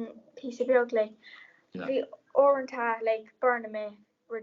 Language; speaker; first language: Irish; non-native, local second language; English